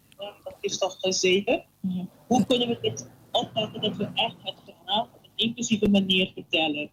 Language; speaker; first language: Dutch; non-native, local second language; Papiamento